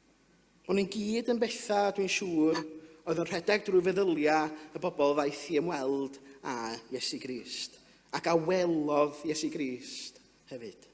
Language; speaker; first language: Welsh; native; Welsh